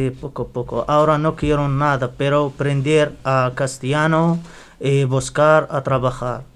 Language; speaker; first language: Spanish; non-native, learner; Arabic